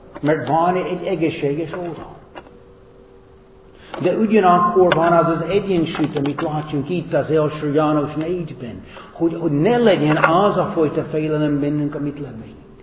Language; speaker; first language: Hungarian; non-native, fluent; English